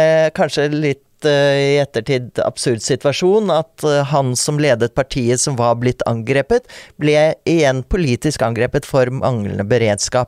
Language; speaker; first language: Norwegian; native; Norwegian